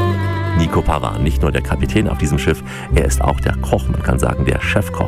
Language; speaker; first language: German; native; German